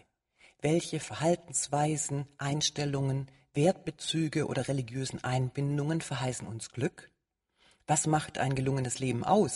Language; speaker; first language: German; native; German